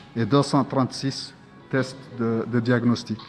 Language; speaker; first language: French; non-native, local second language; Arabic